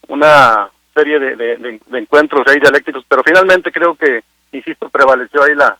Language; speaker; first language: Spanish; native; Spanish